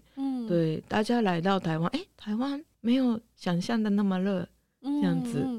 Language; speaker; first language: Chinese; non-native, fluent; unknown